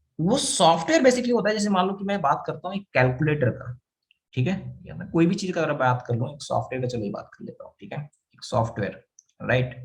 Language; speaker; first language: Hindi; native; Hindi